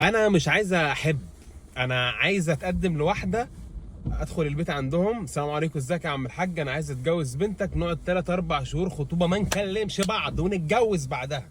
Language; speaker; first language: Arabic; native; Arabic